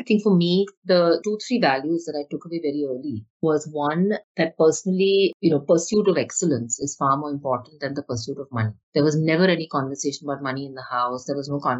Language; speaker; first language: English; non-native, local second language; Hindi